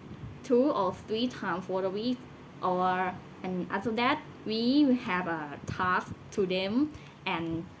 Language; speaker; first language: English; non-native, learner; Thai